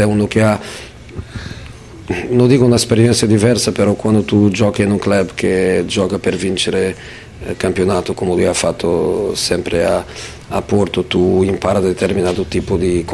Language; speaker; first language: Italian; non-native, fluent; Portuguese